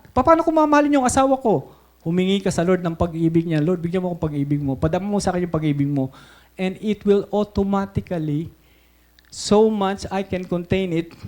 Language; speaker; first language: Filipino; native; Filipino